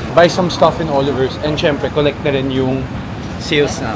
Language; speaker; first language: Filipino; native; Filipino